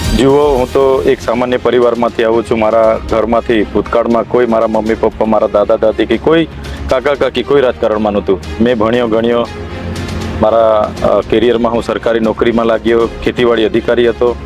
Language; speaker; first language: Gujarati; non-native, local second language; Vasavi